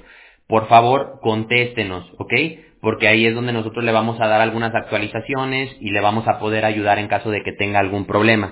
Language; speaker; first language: Spanish; native; Spanish